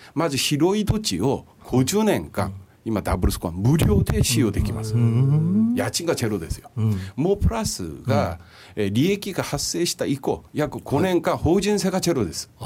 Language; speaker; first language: Japanese; non-native, fluent; Korean